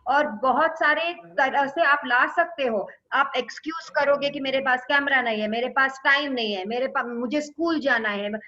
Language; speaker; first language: Hindi; non-native, local second language; Tamil